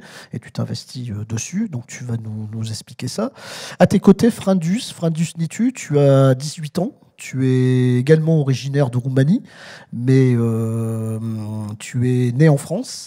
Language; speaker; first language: French; native; French